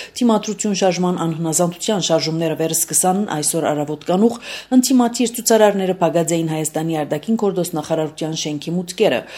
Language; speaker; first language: Armenian; early bilingual, heritage; Armenian